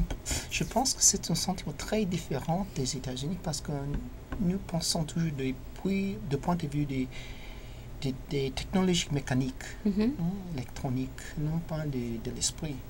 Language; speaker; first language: French; non-native, fluent; English